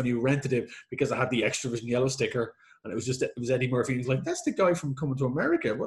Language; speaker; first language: English; native; English